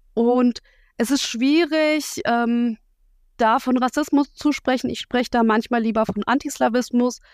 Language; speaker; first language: German; early bilingual, other home language; Russian